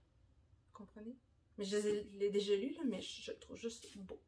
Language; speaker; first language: French; native; French